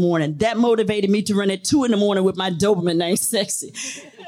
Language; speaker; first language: English; native; English